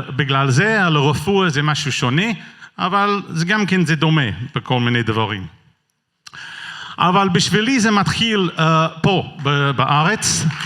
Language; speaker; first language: Hebrew; non-native, learner; English